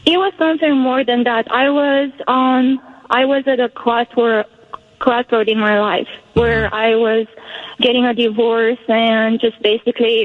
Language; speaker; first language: English; non-native, fluent; Romanian